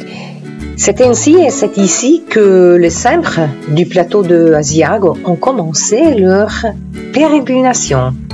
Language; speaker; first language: French; non-native, fluent; Italian